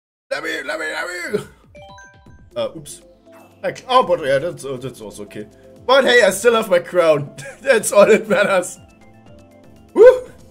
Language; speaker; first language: English; non-native, fluent; German